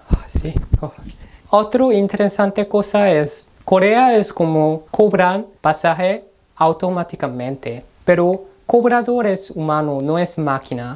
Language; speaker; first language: Spanish; non-native, learner; Korean